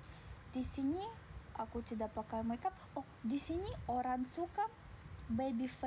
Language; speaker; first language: Indonesian; non-native, learner; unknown